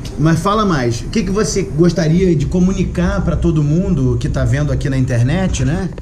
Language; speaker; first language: Portuguese; native; Portuguese